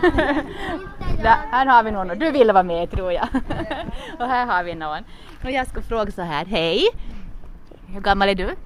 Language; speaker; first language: Swedish; native; Swedish